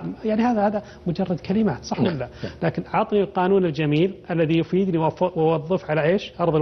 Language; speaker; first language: Arabic; native; Arabic